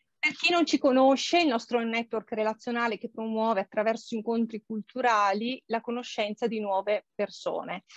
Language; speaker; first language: Italian; native; Italian